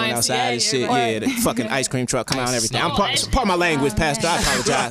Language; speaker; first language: English; native; English